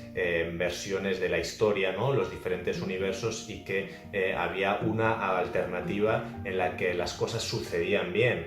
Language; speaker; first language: Spanish; native; Spanish